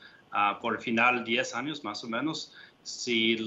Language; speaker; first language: Spanish; non-native, fluent; English